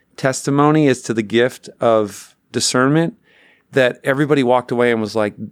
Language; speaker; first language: English; native; English